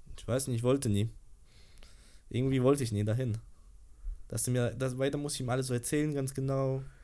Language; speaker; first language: German; early bilingual, other home language; Polish